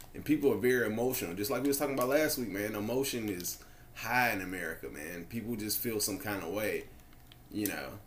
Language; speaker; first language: English; native; English